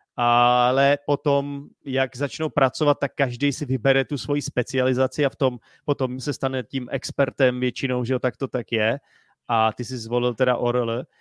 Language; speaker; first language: Czech; native; Czech